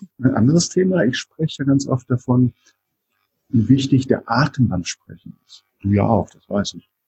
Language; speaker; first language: German; native; German